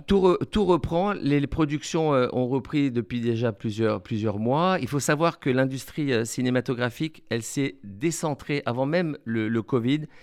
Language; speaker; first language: French; native; French